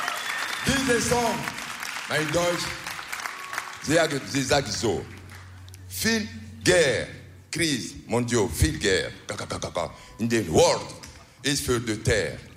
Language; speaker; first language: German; non-native, learner; French